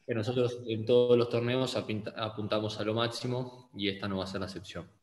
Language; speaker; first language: Spanish; native; Spanish